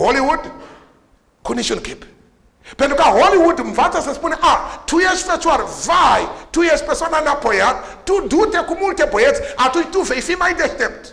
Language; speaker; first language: Romanian; non-native, learner; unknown